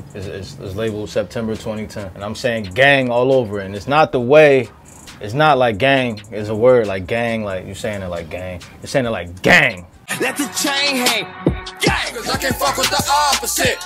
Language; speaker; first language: English; native; English